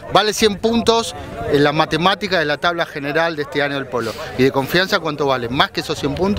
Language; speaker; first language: Spanish; native; Spanish